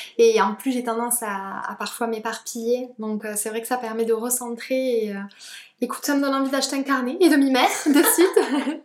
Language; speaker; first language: French; native; French